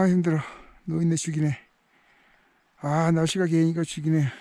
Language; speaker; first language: Korean; native; Korean